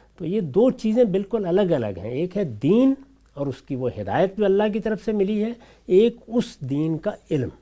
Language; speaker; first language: Urdu; non-native, local second language; Punjabi